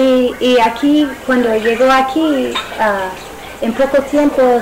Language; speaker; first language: Spanish; non-native, fluent; English